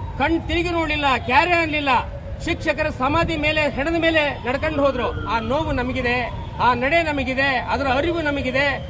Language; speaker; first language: Kannada; native; Kannada